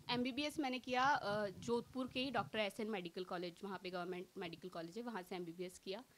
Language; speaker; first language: Hindi; native; Hindi